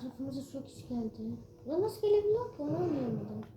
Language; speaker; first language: Turkish; early bilingual, heritage; Turkish